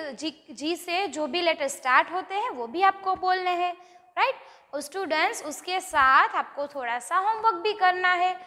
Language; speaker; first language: Hindi; non-native, local second language; Gujarati